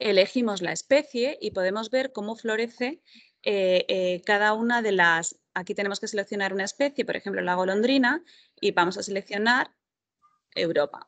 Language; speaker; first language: Spanish; native; Spanish